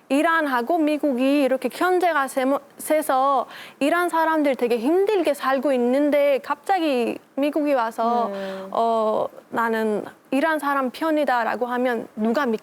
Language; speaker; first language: Korean; non-native, fluent; Persian